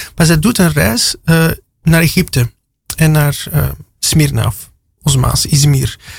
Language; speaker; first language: Dutch; native; Dutch